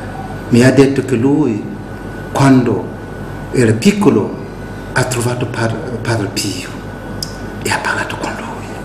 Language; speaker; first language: Italian; non-native, fluent; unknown